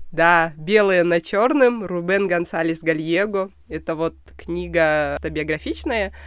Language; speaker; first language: Russian; non-native, local second language; Kazakh